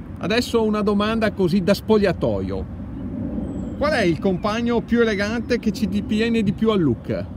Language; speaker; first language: Italian; native; Italian